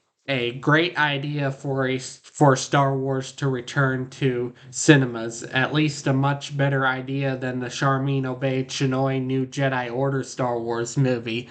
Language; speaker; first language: English; native; English